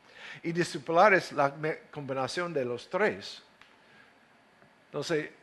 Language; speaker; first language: Spanish; non-native, fluent; English